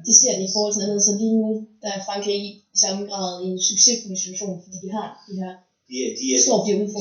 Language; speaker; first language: Danish; native; Danish